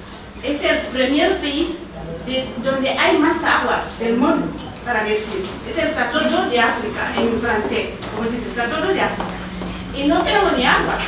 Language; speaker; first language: Spanish; non-native, learner; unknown